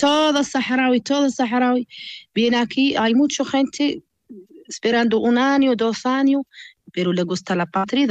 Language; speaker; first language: Spanish; non-native, learner; Arabic